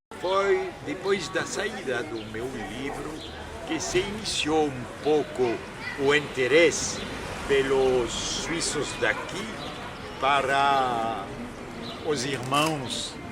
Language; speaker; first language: Portuguese; non-native, fluent; French